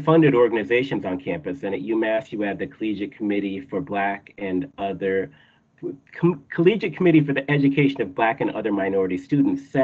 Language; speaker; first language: English; native; English